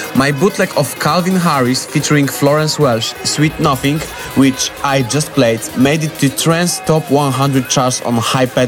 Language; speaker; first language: English; non-native, fluent; Polish